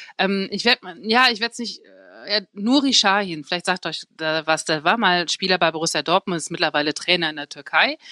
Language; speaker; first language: German; native; German